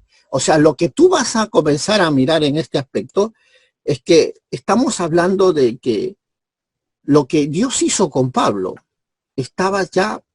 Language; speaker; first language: Spanish; native; Spanish